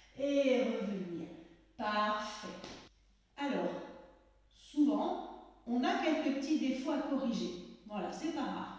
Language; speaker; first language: French; native; French